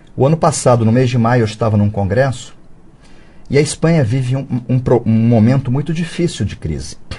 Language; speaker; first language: Portuguese; early bilingual, other home language; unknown